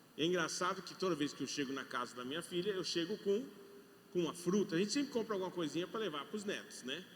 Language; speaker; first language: Portuguese; non-native, fluent; English